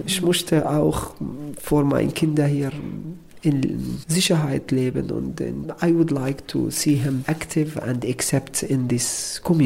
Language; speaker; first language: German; non-native, learner; Arabic